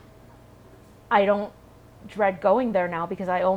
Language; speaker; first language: English; native; English